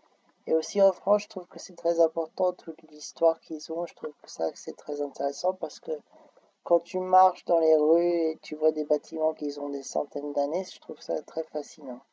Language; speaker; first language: French; early bilingual, heritage; French